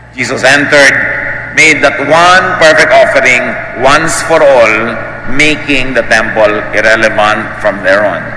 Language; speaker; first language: English; non-native, local second language; Filipino